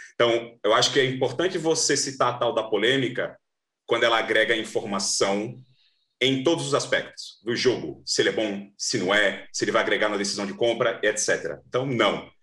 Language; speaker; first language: Portuguese; native; Portuguese